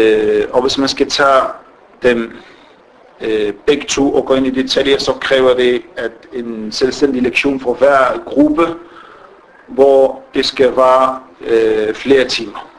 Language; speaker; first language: Danish; non-native, fluent; Arabic